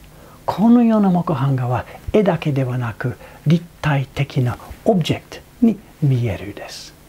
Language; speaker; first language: Japanese; non-native, fluent; English